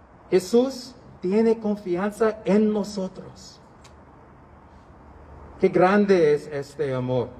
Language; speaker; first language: Spanish; non-native, learner; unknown